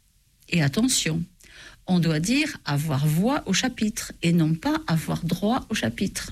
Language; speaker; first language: French; native; French